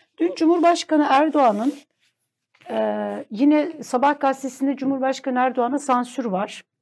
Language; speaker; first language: Turkish; native; Turkish